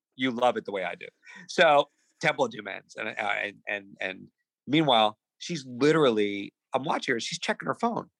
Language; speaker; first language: English; native; English